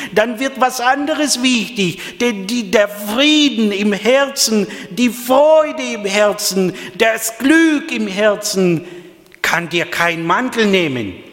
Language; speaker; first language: German; non-native, fluent; Russian